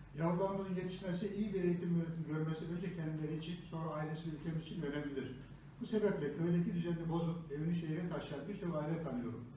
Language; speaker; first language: Turkish; native; Turkish